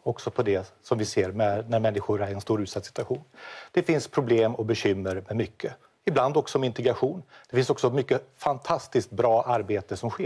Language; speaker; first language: Swedish; native; Swedish